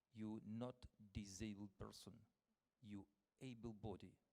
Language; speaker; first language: English; non-native, learner; Russian